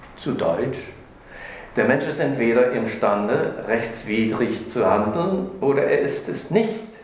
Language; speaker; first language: German; non-native, fluent; English